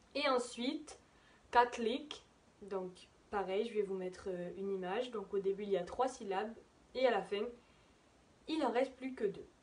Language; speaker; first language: French; native; French